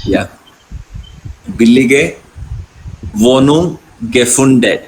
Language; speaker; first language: German; non-native, learner; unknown